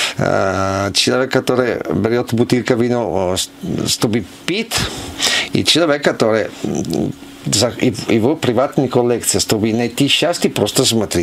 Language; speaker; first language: Russian; non-native, learner; Italian